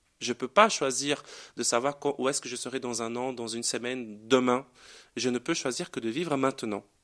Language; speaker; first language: French; non-native, fluent; Portuguese